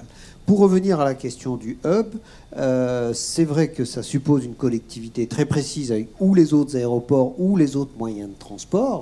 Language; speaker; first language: French; native; French